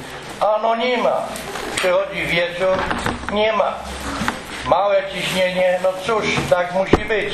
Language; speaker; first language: Polish; native; Polish